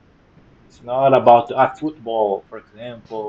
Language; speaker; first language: English; non-native, fluent; Portuguese